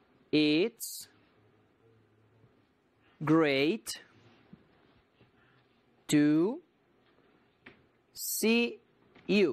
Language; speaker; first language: English; non-native, fluent; Spanish